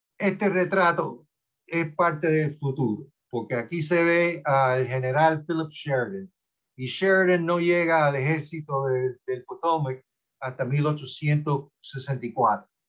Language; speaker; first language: Spanish; early bilingual, heritage; Spanish